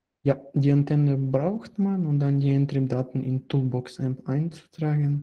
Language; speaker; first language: German; non-native, fluent; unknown